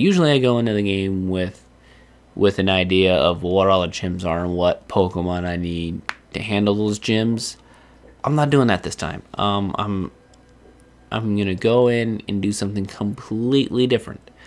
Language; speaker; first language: English; native; English